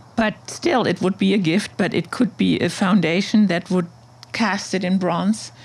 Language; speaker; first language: English; non-native, fluent; German